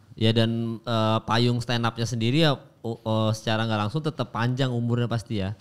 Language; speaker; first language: Indonesian; native; Indonesian